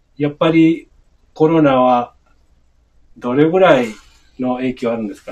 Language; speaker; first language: Japanese; non-native, fluent; Spanish